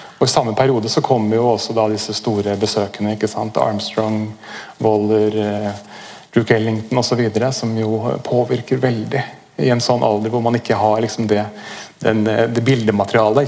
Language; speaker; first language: Norwegian; native; Norwegian